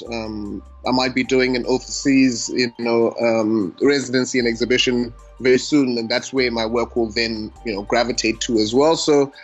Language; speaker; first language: English; non-native, local second language; Xhosa